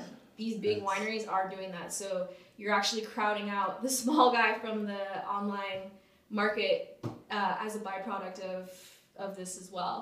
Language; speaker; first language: English; native; English